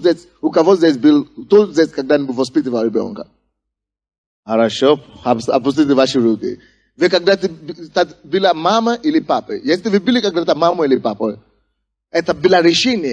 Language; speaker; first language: Russian; non-native, fluent; Yoruba